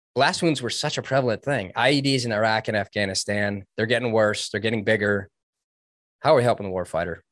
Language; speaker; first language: English; native; English